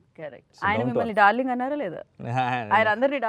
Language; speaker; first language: Telugu; native; Telugu